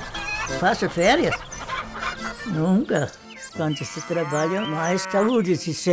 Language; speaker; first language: Portuguese; non-native, local second language; German